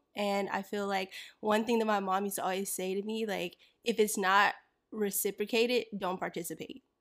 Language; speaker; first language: English; native; English